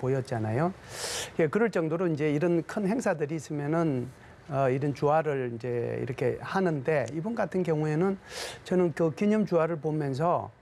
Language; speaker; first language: Korean; native; Korean